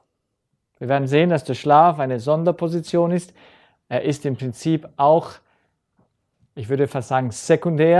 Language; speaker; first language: German; native; German